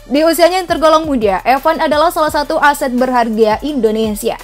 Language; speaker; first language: Indonesian; native; Indonesian